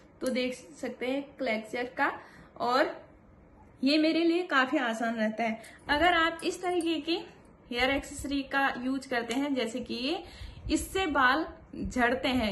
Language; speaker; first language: Hindi; native; Hindi